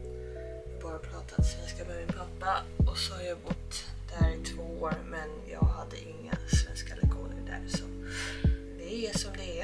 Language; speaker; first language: Swedish; early bilingual, heritage; Korean